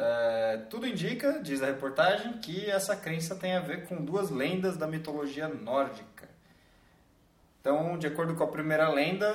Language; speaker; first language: Portuguese; native; Portuguese